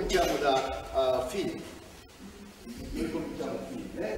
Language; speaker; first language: Italian; non-native, learner; Japanese